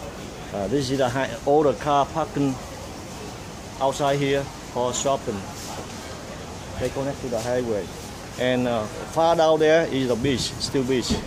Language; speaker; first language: English; non-native, fluent; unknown